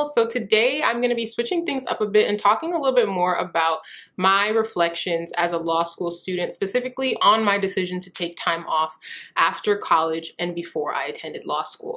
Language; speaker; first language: English; early bilingual, other home language; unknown